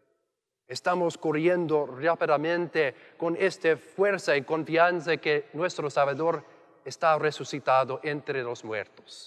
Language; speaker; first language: Spanish; non-native, learner; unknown